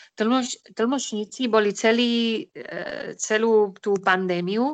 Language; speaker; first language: Slovak; non-native, fluent; Spanish